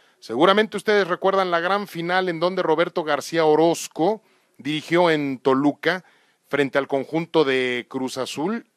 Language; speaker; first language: Spanish; native; Spanish